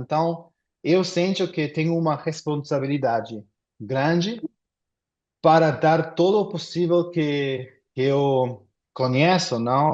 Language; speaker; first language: Portuguese; non-native, fluent; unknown